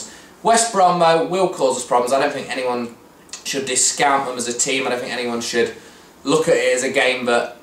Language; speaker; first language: English; native; English